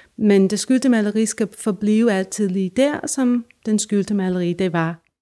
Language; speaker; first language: Danish; non-native, fluent; English